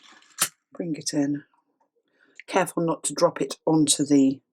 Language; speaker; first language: English; native; English